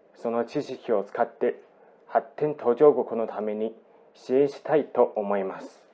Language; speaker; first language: Japanese; non-native, fluent; Chinese